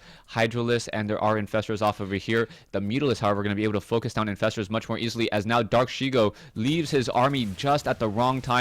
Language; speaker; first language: English; native; English